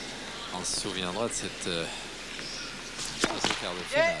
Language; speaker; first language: French; native; French